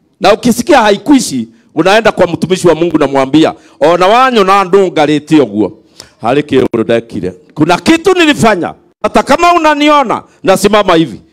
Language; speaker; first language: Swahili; non-native, local second language; Kikuyu